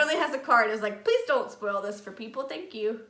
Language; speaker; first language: English; native; English